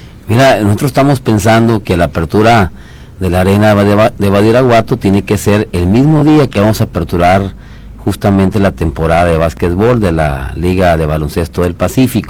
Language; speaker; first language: Spanish; native; Spanish